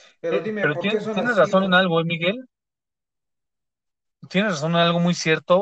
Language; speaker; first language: Spanish; native; Spanish